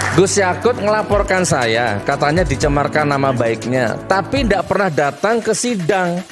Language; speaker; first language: Indonesian; non-native, local second language; Madurese